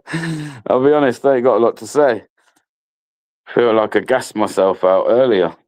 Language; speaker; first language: English; native; English